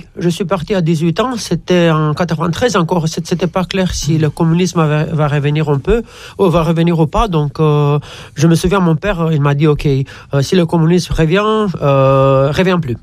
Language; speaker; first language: French; non-native, fluent; Romanian